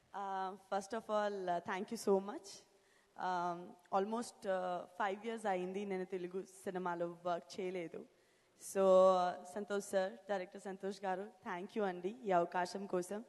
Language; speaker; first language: Telugu; non-native, learner; Gujarati